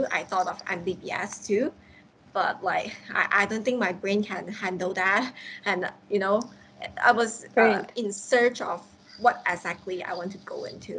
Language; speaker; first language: English; non-native, local second language; Cantonese